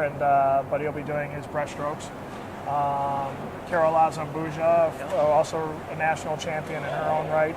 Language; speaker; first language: English; native; English